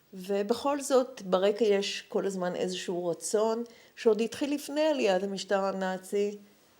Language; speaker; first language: Hebrew; native; Hebrew